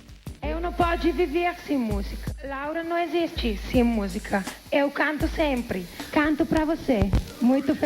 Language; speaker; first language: Portuguese; non-native, learner; Italian